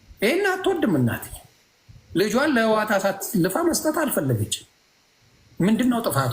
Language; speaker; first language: Amharic; non-native, local second language; Tigrinya